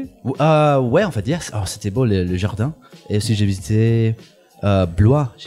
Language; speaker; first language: French; non-native, fluent; English